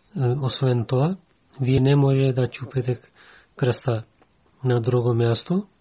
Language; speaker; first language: Bulgarian; non-native, learner; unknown